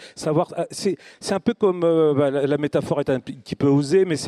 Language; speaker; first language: French; native; French